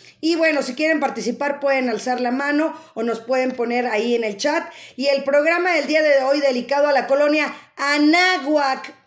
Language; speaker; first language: Spanish; native; Spanish